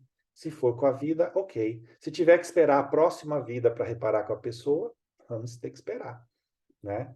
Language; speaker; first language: Portuguese; native; Portuguese